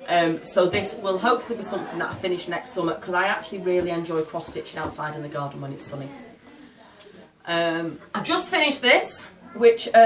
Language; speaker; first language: English; native; English